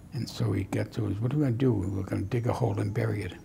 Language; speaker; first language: English; native; English